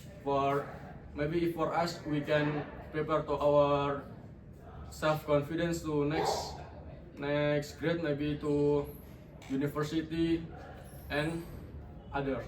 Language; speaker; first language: English; non-native, learner; Indonesian